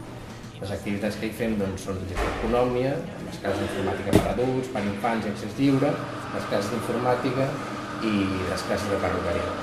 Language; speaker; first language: Catalan; native; Catalan